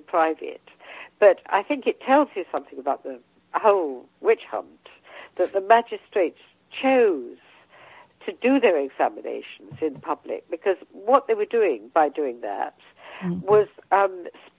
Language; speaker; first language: English; native; English